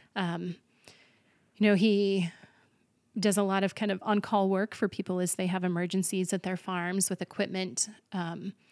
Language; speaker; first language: English; native; English